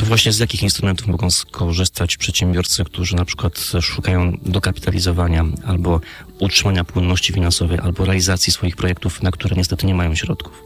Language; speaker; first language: Polish; native; Polish